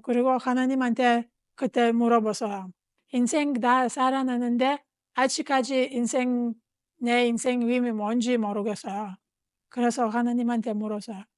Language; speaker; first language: Korean; non-native, fluent; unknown